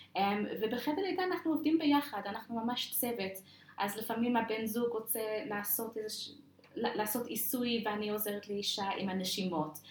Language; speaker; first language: Hebrew; non-native, fluent; English